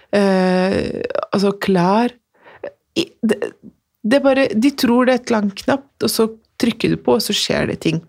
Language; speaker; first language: Norwegian; non-native, fluent; Persian